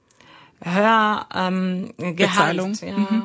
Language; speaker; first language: German; non-native, learner; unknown